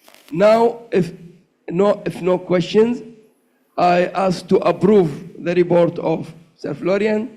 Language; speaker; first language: English; non-native, learner; Arabic